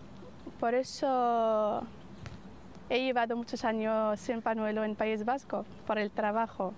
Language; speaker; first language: Spanish; non-native, fluent; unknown